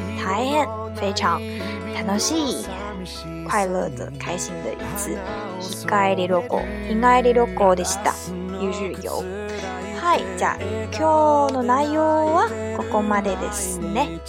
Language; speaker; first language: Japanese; non-native, fluent; Chinese